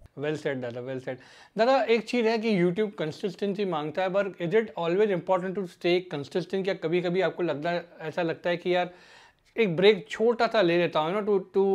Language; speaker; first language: Hindi; native; Hindi